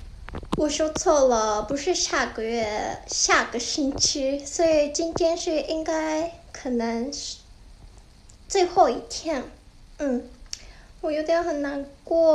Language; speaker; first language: Chinese; non-native, learner; Japanese